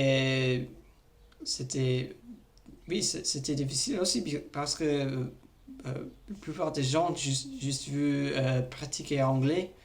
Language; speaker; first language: French; non-native, learner; English